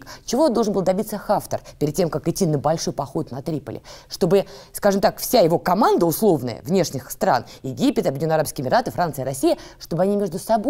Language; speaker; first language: Russian; native; Russian